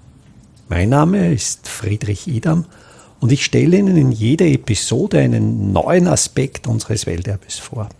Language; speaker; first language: German; native; German